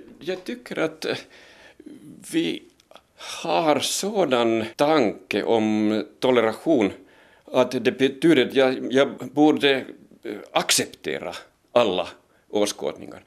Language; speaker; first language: Swedish; non-native, local second language; Finnish